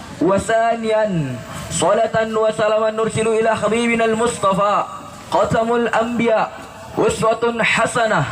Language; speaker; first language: Arabic; non-native, learner; Indonesian